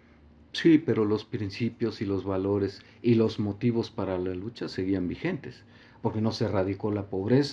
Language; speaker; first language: Spanish; native; Spanish